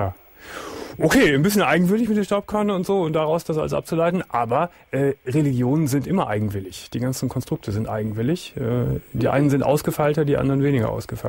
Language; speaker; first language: German; native; German